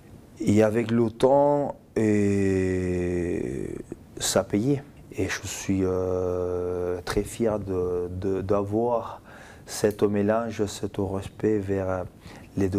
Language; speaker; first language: French; non-native, fluent; Spanish